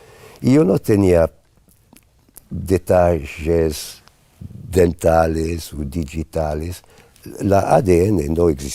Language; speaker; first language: Spanish; non-native, fluent; English